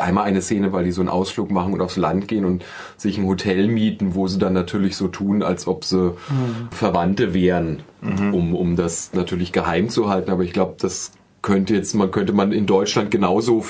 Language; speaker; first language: German; native; German